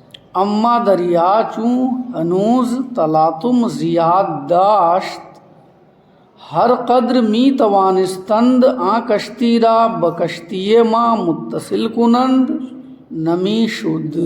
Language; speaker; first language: Persian; non-native, fluent; Urdu